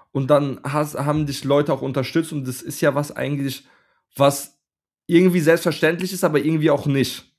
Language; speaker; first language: German; native; German